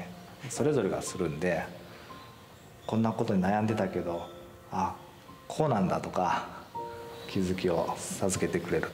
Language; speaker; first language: Japanese; native; Japanese